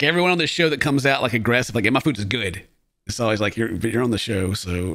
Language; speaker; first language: English; native; English